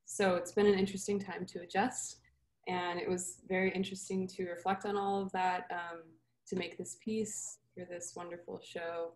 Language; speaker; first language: English; native; English